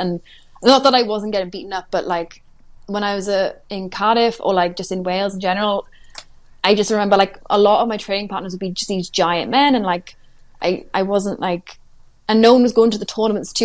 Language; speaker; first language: English; native; English